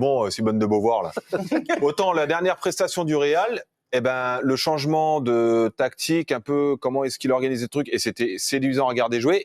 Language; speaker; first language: French; native; French